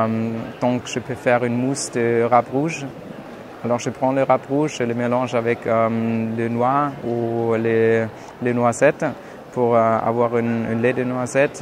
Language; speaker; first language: French; non-native, fluent; German